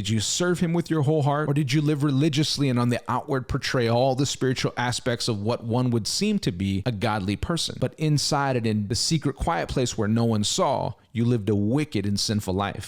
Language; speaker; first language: English; native; English